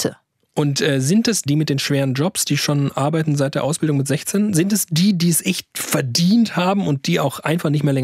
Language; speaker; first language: German; native; German